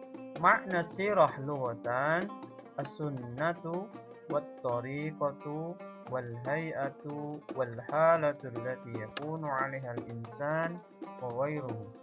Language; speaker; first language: Arabic; non-native, fluent; Indonesian